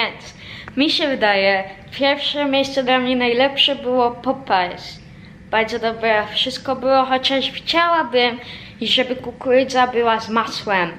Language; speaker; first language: Polish; early bilingual, heritage; Polish